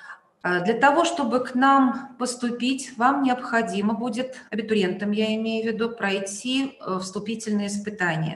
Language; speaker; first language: Russian; native; Russian